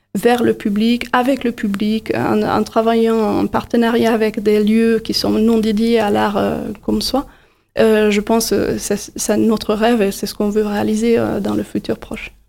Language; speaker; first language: French; non-native, fluent; Hungarian